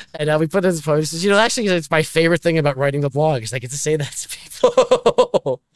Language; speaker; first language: English; native; English